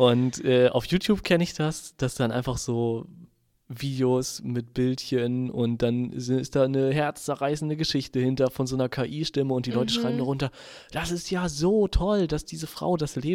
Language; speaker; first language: German; native; German